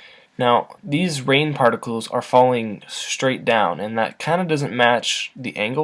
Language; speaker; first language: English; native; English